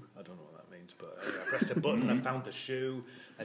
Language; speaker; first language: English; native; English